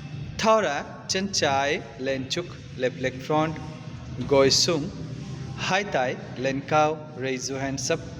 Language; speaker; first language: Vietnamese; non-native, fluent; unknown